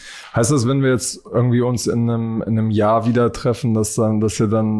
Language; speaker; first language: German; native; German